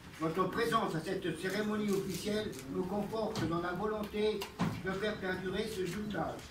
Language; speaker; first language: French; early bilingual, other home language; Italian